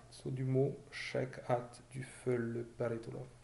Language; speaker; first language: Norwegian; non-native, fluent; French